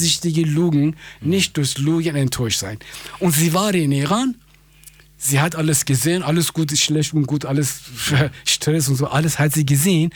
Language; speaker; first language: German; non-native, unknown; Persian